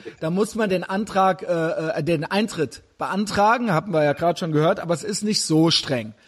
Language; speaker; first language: German; native; German